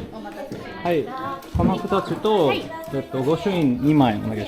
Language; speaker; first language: Japanese; non-native, learner; English